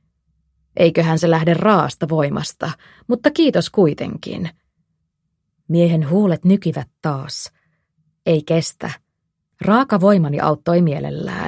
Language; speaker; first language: Finnish; native; Finnish